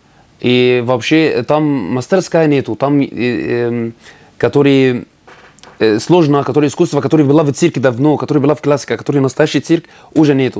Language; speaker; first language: Russian; non-native, learner; Arabic